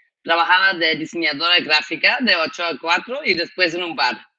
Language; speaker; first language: Spanish; non-native, fluent; German